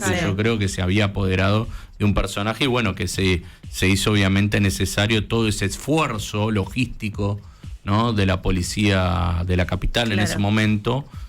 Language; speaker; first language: Spanish; native; Spanish